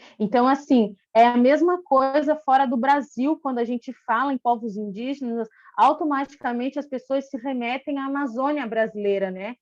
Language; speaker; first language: Portuguese; non-native, local second language; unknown